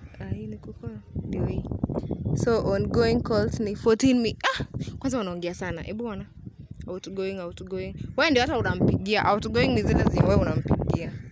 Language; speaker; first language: Swahili; native; Swahili